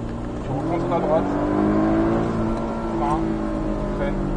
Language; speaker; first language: French; native; French